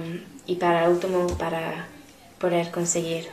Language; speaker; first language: Spanish; non-native, learner; English